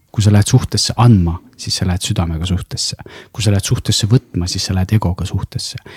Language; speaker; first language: Estonian; non-native, local second language; Russian